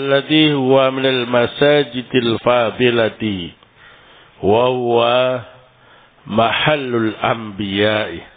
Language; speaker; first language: Arabic; non-native, fluent; Indonesian